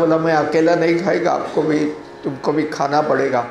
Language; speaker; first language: Hindi; non-native, local second language; Marathi